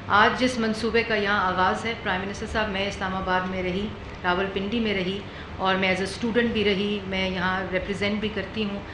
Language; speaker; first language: Urdu; non-native, local second language; Pahari-Potwari